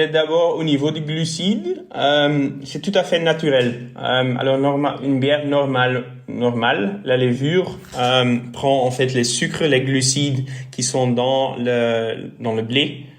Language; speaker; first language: French; non-native, local second language; Dutch